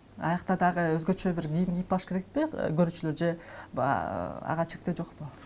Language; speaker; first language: Kyrgyz; native; Kyrgyz